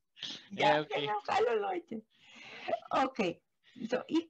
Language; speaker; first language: German; non-native, learner; Spanish